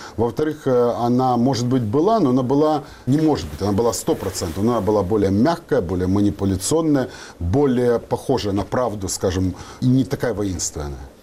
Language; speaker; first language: Russian; non-native, local second language; Ukrainian